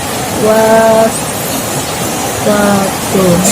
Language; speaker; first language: Arabic; non-native, learner; Indonesian